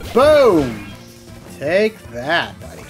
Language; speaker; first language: English; native; English